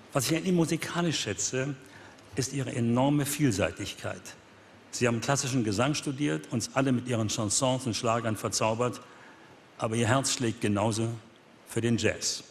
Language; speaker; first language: German; native; German